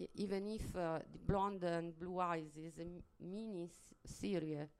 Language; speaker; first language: English; non-native, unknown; Italian